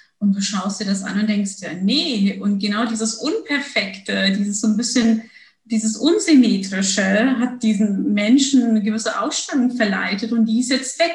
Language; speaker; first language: German; early bilingual, other home language; Turkish